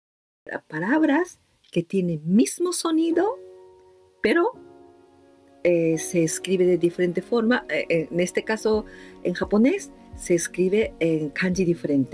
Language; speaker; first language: Spanish; non-native, fluent; Japanese